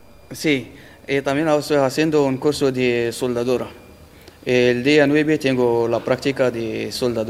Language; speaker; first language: Spanish; non-native, learner; Arabic